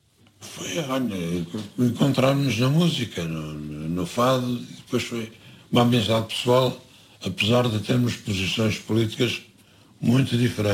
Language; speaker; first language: Portuguese; native; Portuguese